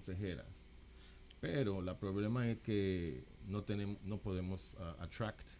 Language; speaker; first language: Spanish; non-native, local second language; English